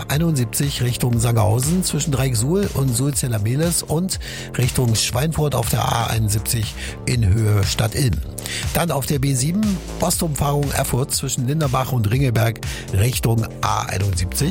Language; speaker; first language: German; native; German